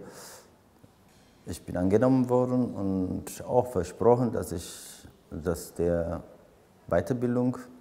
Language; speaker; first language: German; non-native, fluent; Amharic